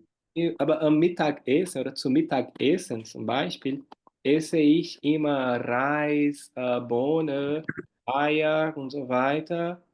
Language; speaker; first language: German; non-native, fluent; Portuguese